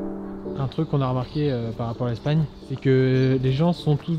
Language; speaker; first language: French; native; French